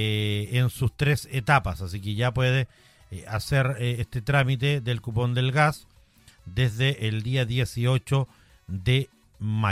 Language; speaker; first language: Spanish; native; Spanish